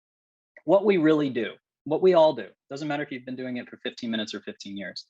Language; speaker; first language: English; native; English